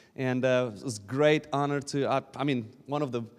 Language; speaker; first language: English; non-native, fluent; Romanian